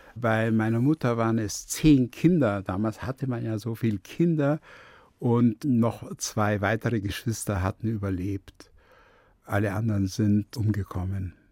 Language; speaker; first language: German; early bilingual, other home language; Yiddish